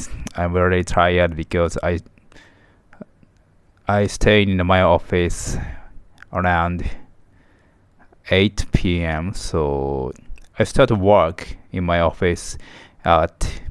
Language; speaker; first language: English; non-native, learner; Japanese